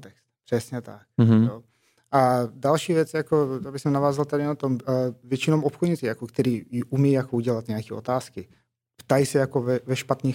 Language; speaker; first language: Czech; non-native, fluent; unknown